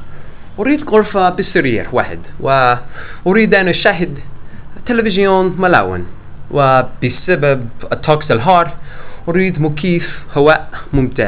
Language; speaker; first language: Arabic; non-native, learner; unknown